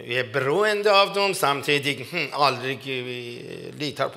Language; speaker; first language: Swedish; non-native, fluent; Persian